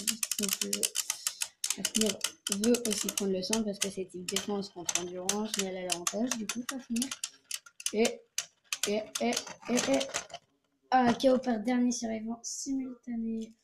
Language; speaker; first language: French; native; French